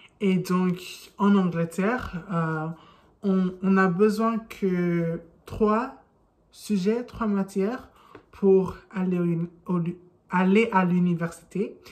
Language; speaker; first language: French; non-native, learner; English